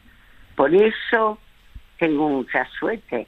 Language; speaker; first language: Spanish; early bilingual, other home language; French